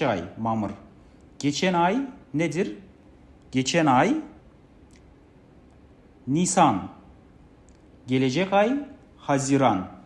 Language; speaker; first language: Turkish; non-native, fluent; Kazakh